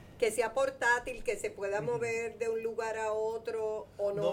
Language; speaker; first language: Spanish; native; Spanish